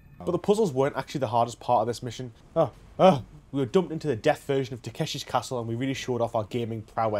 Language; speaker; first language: English; native; English